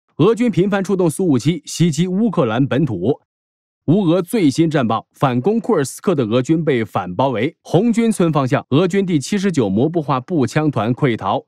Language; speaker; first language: Chinese; native; Chinese